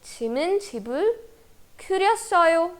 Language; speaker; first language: Korean; non-native, fluent; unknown